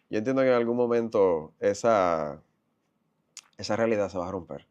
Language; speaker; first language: Spanish; native; Spanish